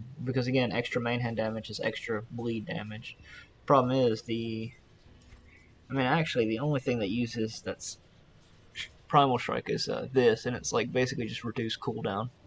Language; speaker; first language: English; native; English